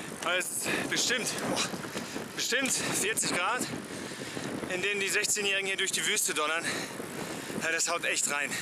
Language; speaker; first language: German; native; German